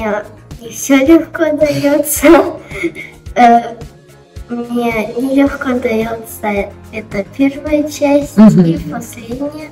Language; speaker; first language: Russian; early bilingual, heritage; Russian